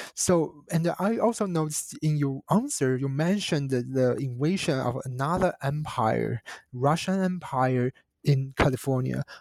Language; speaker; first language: English; non-native, fluent; Chinese